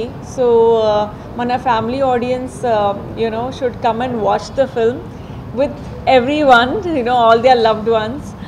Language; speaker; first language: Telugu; non-native, fluent; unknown